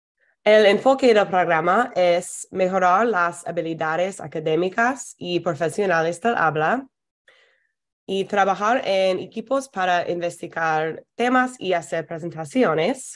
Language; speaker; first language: Spanish; non-native, fluent; English